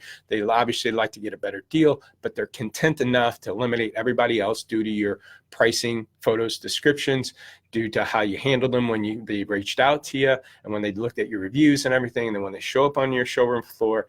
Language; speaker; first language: English; native; English